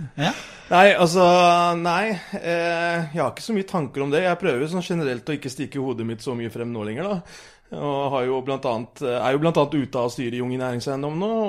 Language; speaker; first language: Norwegian; early bilingual, other home language; Urdu